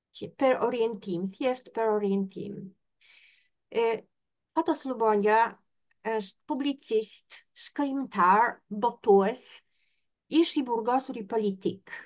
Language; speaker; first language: Albanian; non-native, fluent; Polish